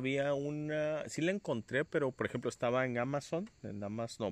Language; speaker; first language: Spanish; native; Spanish